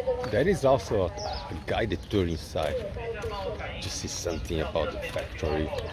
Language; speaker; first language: English; non-native, fluent; Portuguese